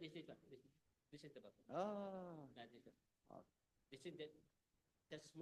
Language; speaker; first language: English; non-native, learner; Indonesian